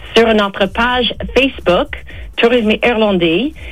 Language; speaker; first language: French; non-native, fluent; English